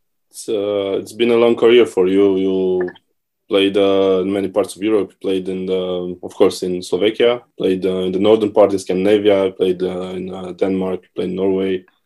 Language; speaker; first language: English; non-native, fluent; Romanian